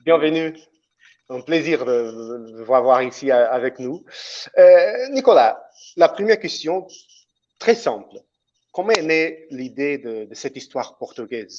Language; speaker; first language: French; non-native, fluent; Portuguese